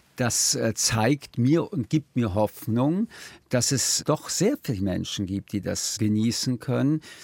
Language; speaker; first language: German; early bilingual, other home language; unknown